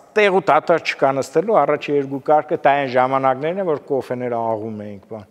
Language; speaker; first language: Armenian; native; Armenian